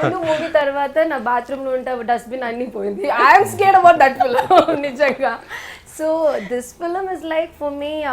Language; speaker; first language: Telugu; non-native, learner; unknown